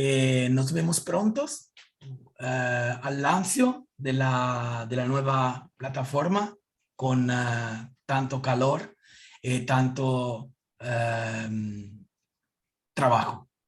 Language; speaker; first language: Spanish; non-native, learner; Italian